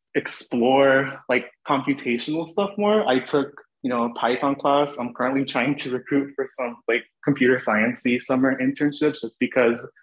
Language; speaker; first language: English; native; English